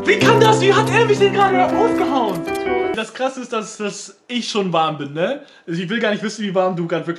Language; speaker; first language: German; native; German